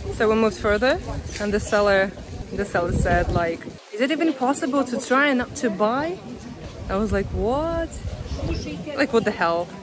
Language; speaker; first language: English; non-native, fluent; Russian